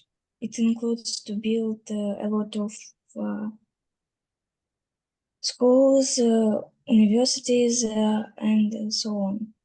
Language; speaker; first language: English; non-native, learner; Russian